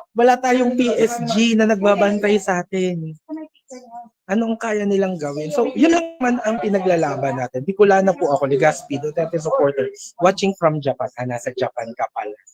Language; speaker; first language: Filipino; non-native, local second language; Bikol